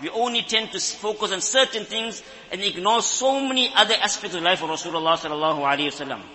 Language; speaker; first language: English; native; English